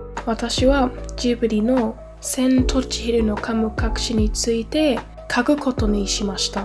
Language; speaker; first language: Japanese; non-native, learner; English